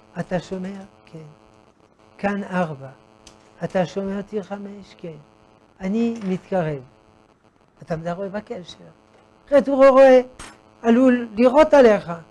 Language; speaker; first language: Hebrew; non-native, fluent; French